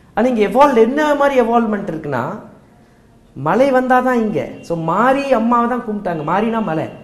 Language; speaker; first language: Tamil; non-native, local second language; Marwari